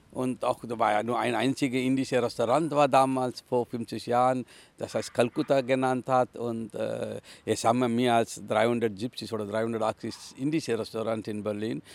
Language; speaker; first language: German; non-native, fluent; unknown